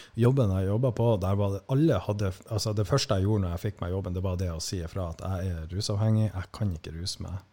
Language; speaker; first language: Norwegian; native; Norwegian